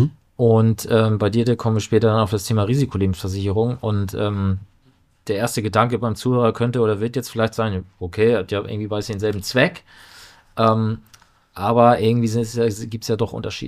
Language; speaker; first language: German; native; German